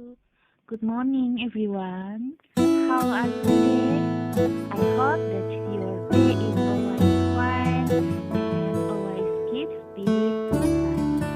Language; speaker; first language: English; non-native, fluent; Indonesian